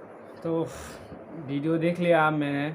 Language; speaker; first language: Hindi; non-native, learner; Bangla